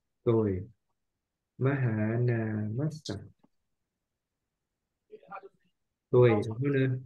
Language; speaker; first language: Chinese; non-native, fluent; Thai